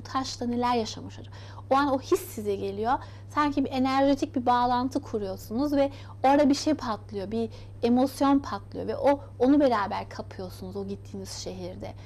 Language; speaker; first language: Turkish; early bilingual, heritage; Turkish